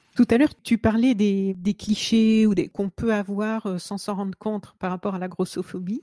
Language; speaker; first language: French; native; French